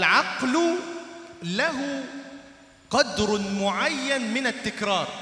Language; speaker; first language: Arabic; native; Arabic